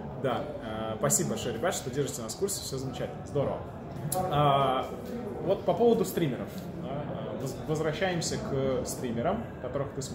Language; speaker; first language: Russian; native; Russian